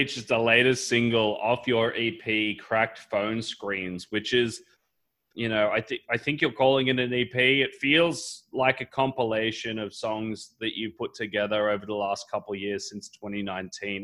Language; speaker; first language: English; native; English